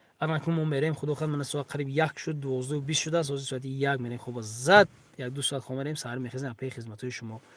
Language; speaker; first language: Tajik; native; Tajik